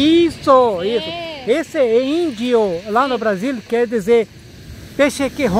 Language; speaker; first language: Spanish; non-native, learner; Portuguese